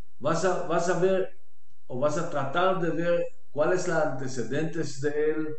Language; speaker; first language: Spanish; non-native, learner; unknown